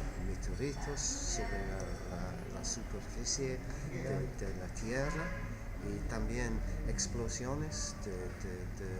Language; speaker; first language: Spanish; non-native, fluent; English